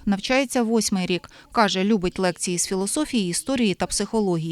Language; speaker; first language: Ukrainian; native; Ukrainian